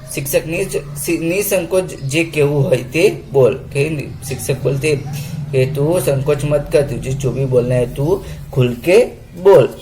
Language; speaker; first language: Hindi; non-native, local second language; Gujarati